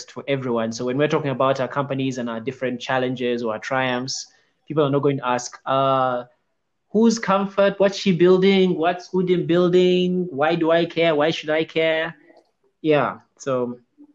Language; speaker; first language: English; non-native, local second language; Ganda